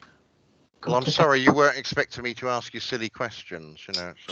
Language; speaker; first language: English; native; English